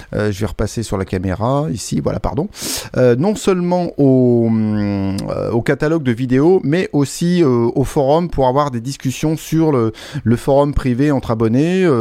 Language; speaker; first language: French; native; French